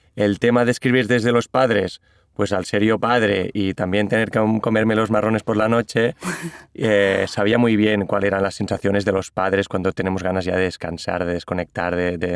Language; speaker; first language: Spanish; non-native, local second language; Catalan